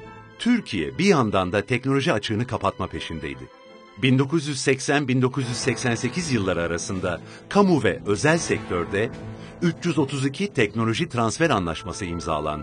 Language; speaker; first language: Turkish; native; Turkish